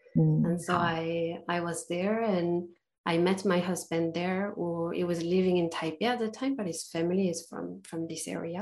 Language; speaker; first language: English; non-native, fluent; French